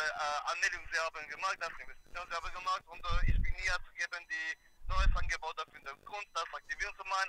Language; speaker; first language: German; non-native, learner; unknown